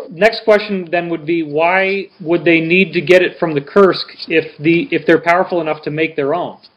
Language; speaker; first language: English; native; English